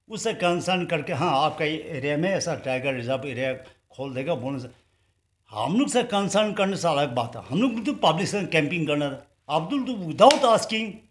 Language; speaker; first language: Hindi; non-native, local second language; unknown